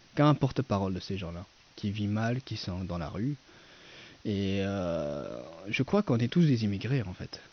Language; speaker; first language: French; non-native, fluent; Persian